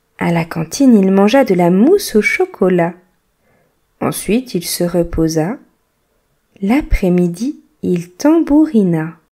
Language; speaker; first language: French; native; French